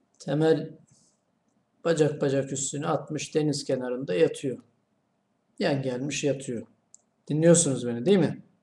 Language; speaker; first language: Turkish; native; Turkish